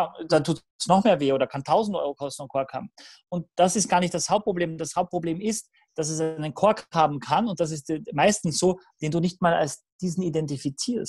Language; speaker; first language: German; native; German